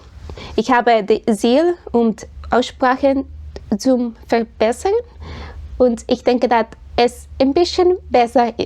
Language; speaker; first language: German; non-native, learner; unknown